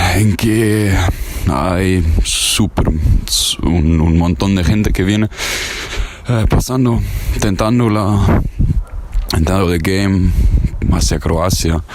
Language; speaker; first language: Spanish; non-native, fluent; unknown